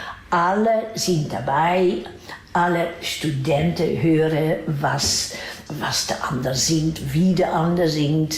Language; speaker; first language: German; non-native, fluent; Dutch